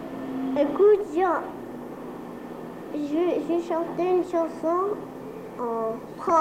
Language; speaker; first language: French; early bilingual, heritage; Spanish